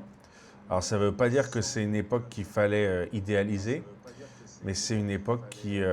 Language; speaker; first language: French; native; French